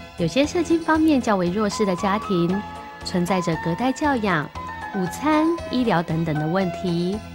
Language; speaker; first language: Chinese; native; Chinese